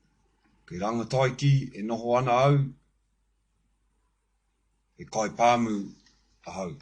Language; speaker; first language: Māori; non-native, learner; English